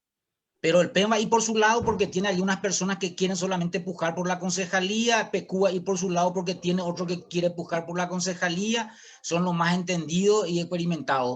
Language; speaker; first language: Spanish; native; Spanish